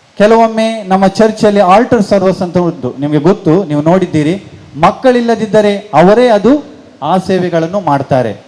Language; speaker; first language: Kannada; non-native, local second language; Konkani